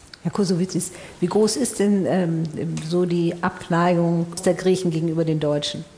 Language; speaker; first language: German; native; German